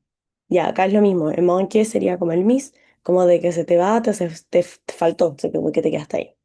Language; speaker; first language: Spanish; non-native, fluent; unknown